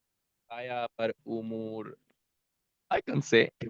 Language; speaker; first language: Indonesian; non-native, learner; Bangla